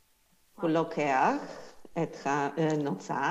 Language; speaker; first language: Hebrew; non-native, learner; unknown